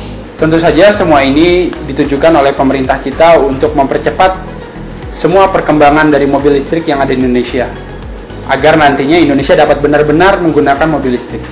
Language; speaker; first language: Indonesian; native; Indonesian